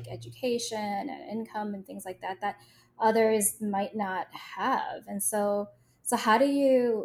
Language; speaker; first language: English; native; English